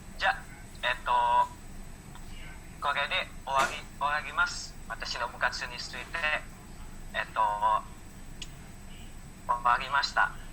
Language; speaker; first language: Japanese; non-native, learner; Indonesian